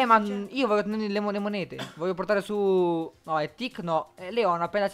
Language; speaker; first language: Italian; native; Italian